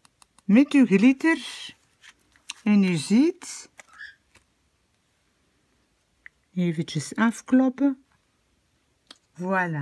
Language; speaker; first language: Dutch; native; Dutch